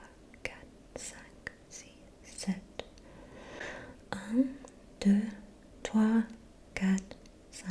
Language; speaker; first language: French; non-native, fluent; English